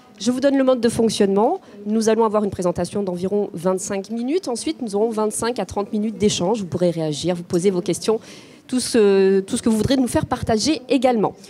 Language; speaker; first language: French; native; French